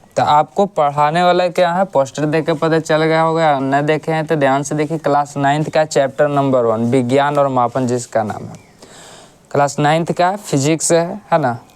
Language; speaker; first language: Hindi; native; Hindi